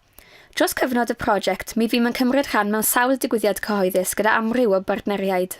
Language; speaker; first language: Welsh; native; Welsh